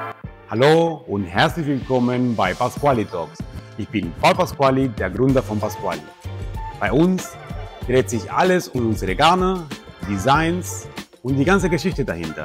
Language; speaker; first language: German; non-native, fluent; Spanish